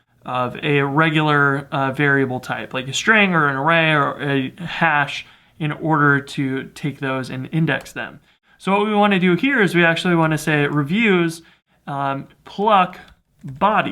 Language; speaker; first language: English; native; English